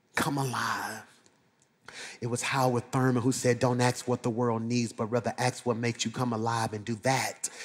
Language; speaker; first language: English; native; English